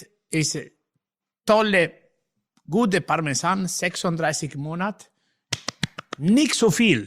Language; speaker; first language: German; non-native, learner; Italian